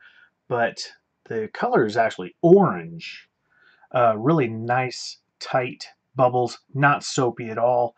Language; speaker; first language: English; native; English